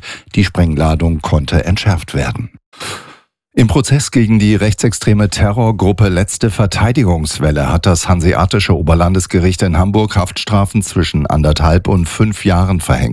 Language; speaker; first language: German; native; German